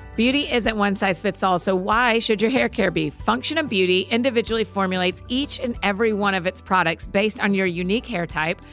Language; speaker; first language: English; native; English